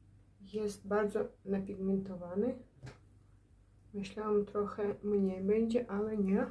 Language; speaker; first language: Polish; non-native, learner; Ukrainian